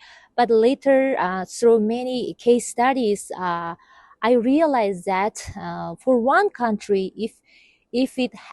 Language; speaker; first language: English; non-native, fluent; Kazakh